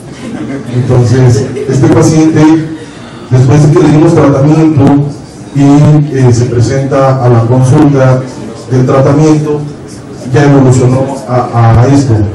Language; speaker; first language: Spanish; native; Spanish